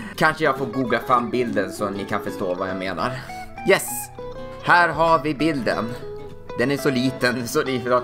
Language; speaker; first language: Swedish; native; Swedish